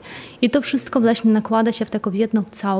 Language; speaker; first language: Polish; non-native, fluent; Ukrainian